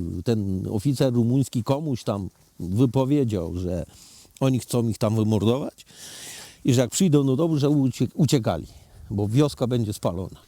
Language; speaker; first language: Polish; early bilingual, heritage; Polish